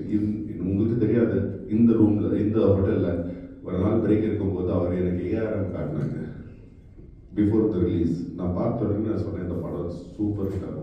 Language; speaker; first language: Tamil; non-native, fluent; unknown